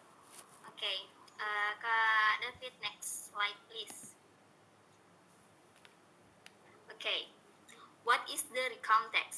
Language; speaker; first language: English; non-native, learner; Indonesian